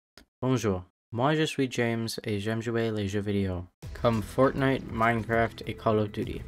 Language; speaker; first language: French; non-native, local second language; English